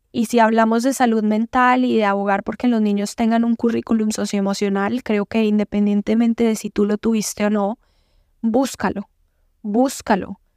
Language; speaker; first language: Spanish; native; Spanish